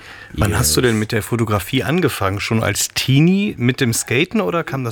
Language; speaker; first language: German; native; German